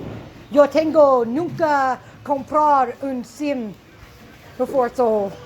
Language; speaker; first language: Spanish; non-native, learner; English